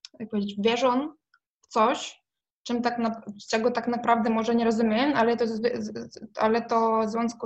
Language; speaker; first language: Polish; non-native, fluent; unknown